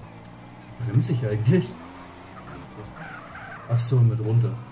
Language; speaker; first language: German; native; German